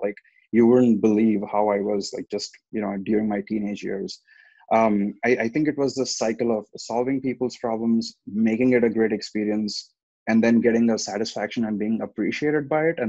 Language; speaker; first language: English; non-native, local second language; Telugu